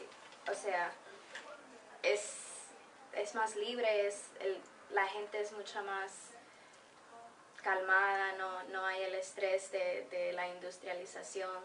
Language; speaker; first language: Spanish; early bilingual, heritage; Spanish